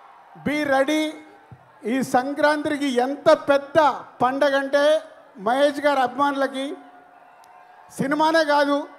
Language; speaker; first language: Telugu; native; Telugu